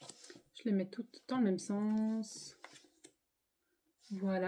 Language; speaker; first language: French; native; French